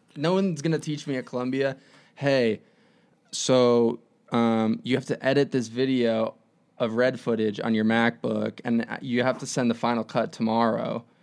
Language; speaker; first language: English; native; English